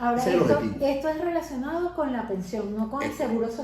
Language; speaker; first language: Spanish; native; Spanish